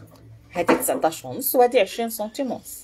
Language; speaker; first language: Arabic; native; Arabic